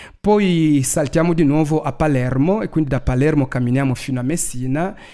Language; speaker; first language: Italian; non-native, fluent; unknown